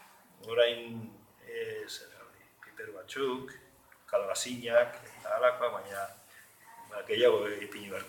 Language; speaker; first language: Basque; non-native, local second language; Spanish